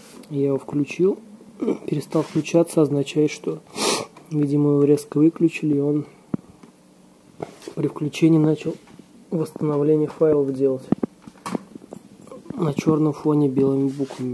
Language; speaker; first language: Russian; native; Russian